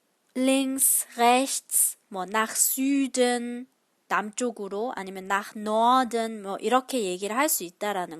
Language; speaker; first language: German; non-native, fluent; Korean